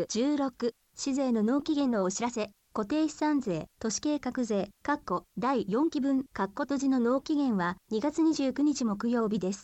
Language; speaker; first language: Japanese; native; Japanese